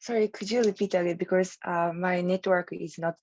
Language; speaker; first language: English; non-native, learner; Japanese